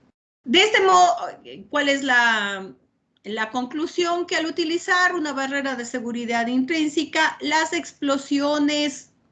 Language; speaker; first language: Spanish; native; Spanish